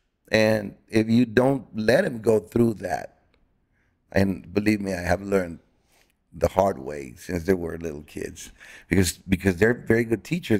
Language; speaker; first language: English; non-native, fluent; Spanish